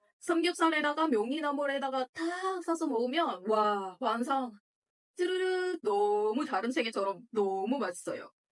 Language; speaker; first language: Korean; non-native, fluent; Indonesian